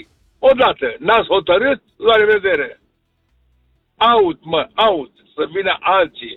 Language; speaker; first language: Romanian; native; Romanian